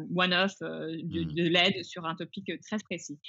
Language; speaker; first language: French; early bilingual, other home language; English